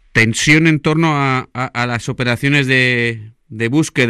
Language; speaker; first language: Spanish; native; Spanish